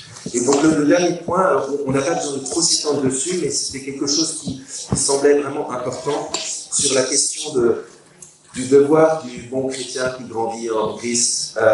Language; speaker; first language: French; native; French